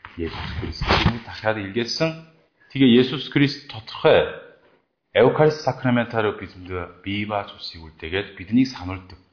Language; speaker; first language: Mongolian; non-native, fluent; Korean